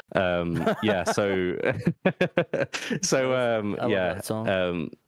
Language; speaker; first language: English; native; English